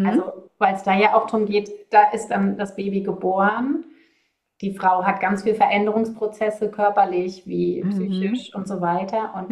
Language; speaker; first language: German; native; German